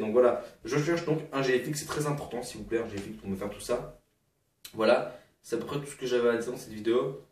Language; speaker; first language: French; native; French